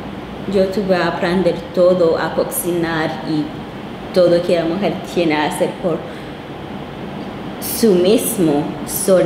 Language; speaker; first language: Spanish; non-native, local second language; Kinyarwanda